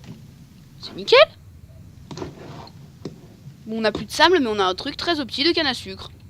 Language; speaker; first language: French; native; French